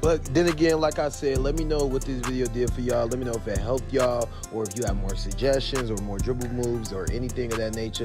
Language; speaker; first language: English; native; English